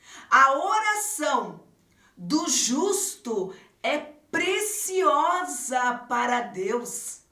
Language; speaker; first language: Portuguese; native; Portuguese